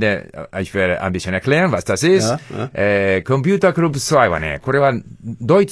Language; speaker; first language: German; non-native, learner; English